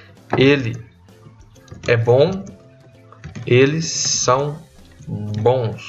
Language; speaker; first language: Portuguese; non-native, fluent; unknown